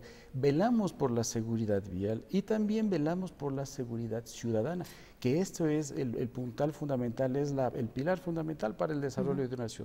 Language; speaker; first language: Spanish; native; Spanish